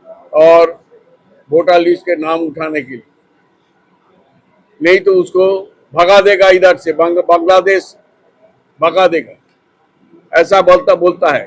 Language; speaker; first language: Hindi; non-native, local second language; Bangla